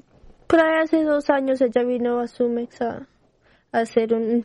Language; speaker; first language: Spanish; early bilingual, heritage; Spanish